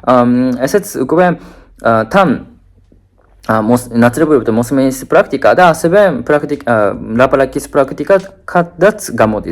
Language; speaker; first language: Georgian; non-native, fluent; Japanese